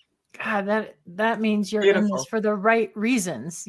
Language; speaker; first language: English; native; English